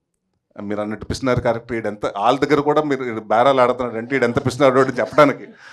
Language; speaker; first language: Telugu; native; Telugu